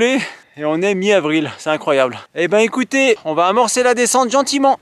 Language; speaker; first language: French; native; French